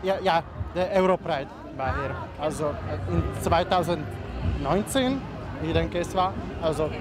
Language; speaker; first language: German; non-native, learner; Slovak